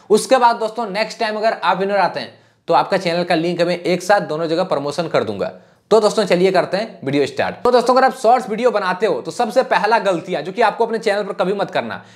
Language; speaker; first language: Hindi; native; Hindi